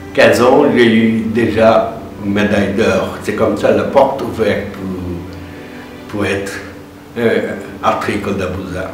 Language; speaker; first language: French; non-native, learner; Bangla